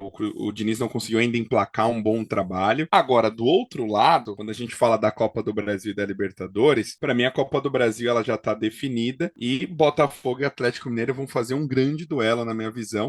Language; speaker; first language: Portuguese; native; Portuguese